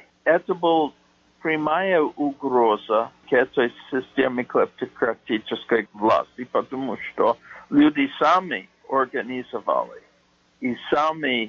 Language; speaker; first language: Russian; non-native, fluent; English